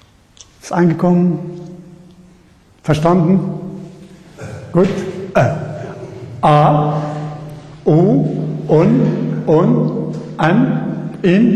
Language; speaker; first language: German; non-native, learner; Arabic